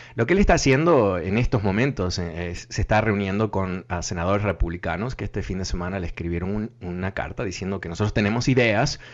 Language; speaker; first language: Spanish; early bilingual, heritage; Spanish